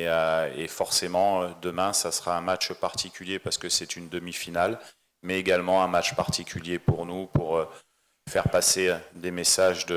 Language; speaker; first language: French; native; French